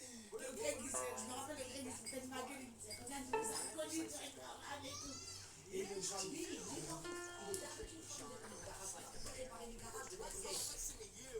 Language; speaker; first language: French; native; French